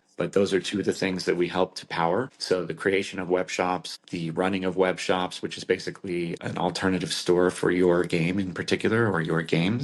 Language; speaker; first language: English; native; English